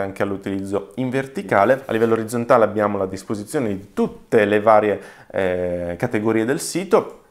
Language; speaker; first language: Italian; native; Italian